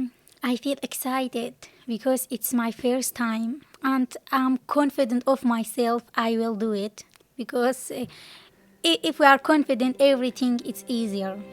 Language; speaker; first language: English; non-native, learner; Kurdish